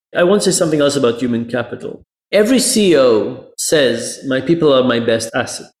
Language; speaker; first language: English; non-native, fluent; Hebrew